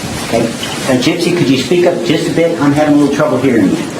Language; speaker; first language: English; native; English